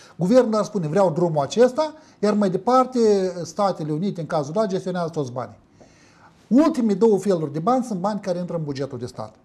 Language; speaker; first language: Romanian; native; Romanian